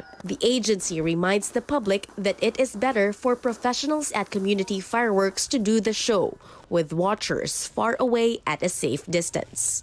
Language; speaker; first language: English; non-native, local second language; Filipino